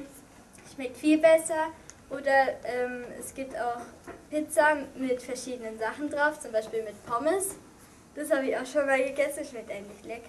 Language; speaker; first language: German; early bilingual, other home language; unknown